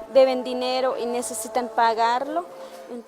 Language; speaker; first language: Spanish; non-native, local second language; Tzotzil